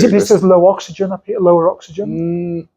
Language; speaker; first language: English; native; English